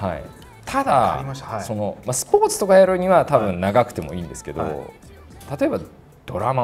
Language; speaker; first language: Japanese; native; Japanese